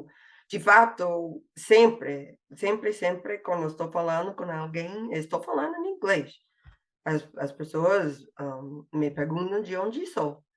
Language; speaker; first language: Portuguese; non-native, fluent; English